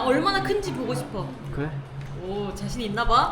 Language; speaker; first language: Korean; native; Korean